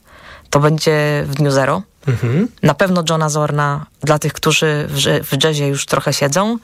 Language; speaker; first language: Polish; native; Polish